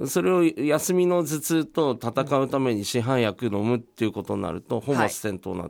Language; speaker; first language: Japanese; native; Japanese